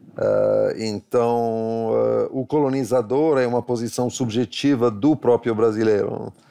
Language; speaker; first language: Portuguese; non-native, fluent; Italian